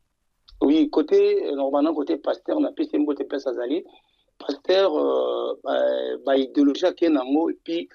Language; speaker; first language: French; non-native, local second language; Lingala